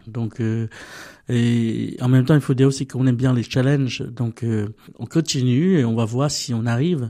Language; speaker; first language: French; non-native, fluent; Vietnamese